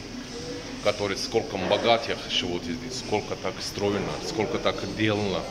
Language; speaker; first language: Russian; non-native, learner; Turkish